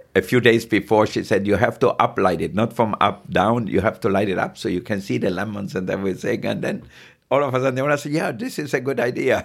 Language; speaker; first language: English; non-native, fluent; German